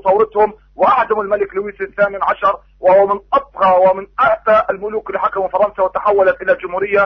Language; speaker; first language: Arabic; native; Arabic